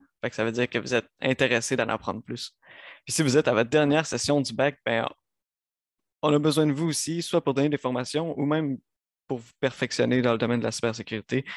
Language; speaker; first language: French; native; French